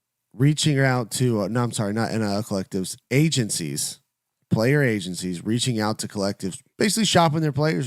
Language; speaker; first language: English; native; English